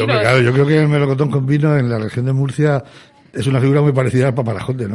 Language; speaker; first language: Spanish; native; Spanish